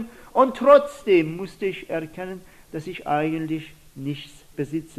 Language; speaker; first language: German; non-native, fluent; Persian